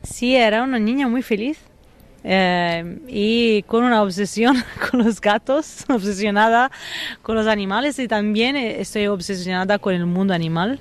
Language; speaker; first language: Spanish; non-native, fluent; Italian